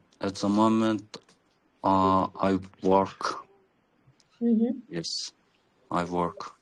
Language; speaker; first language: English; non-native, learner; Kyrgyz